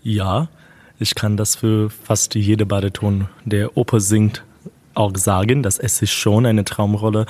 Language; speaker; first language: German; non-native, fluent; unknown